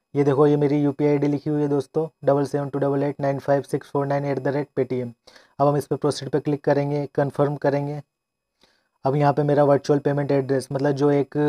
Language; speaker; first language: Hindi; non-native, local second language; Gujarati